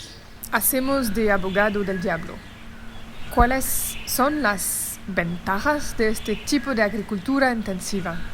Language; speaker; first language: Spanish; non-native, fluent; French